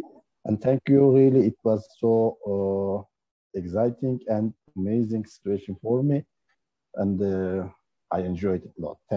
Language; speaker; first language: English; non-native, learner; Turkish